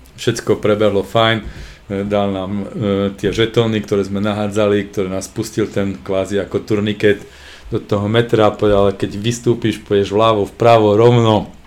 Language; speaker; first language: Slovak; native; Slovak